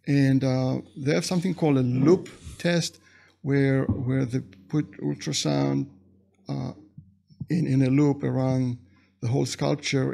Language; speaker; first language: English; non-native, fluent; Hebrew